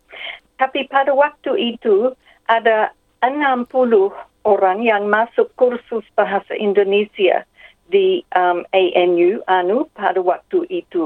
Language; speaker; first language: Indonesian; non-native, fluent; English